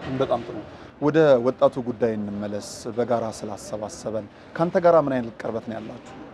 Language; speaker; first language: Amharic; native; Amharic